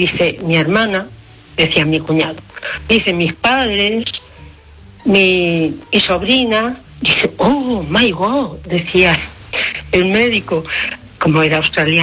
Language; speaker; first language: Spanish; native; Spanish